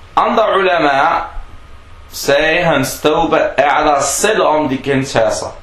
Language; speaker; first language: Danish; non-native, fluent; Arabic